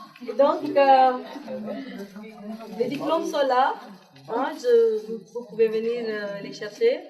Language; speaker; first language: French; non-native, fluent; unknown